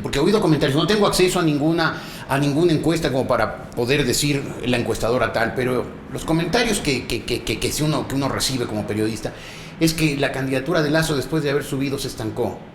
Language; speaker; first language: Spanish; native; Spanish